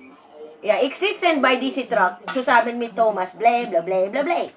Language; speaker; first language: German; non-native, learner; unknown